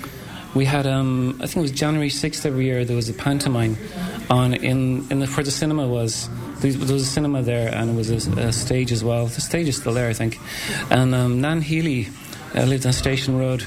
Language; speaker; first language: English; native; English